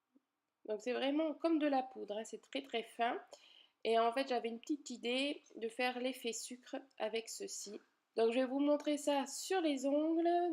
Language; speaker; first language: French; native; French